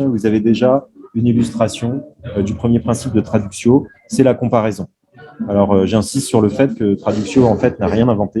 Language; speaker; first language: French; native; French